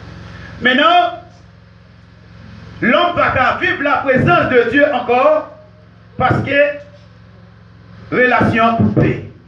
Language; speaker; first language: French; non-native, local second language; Haitian Creole